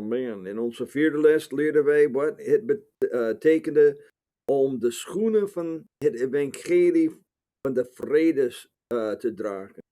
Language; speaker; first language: Dutch; non-native, fluent; English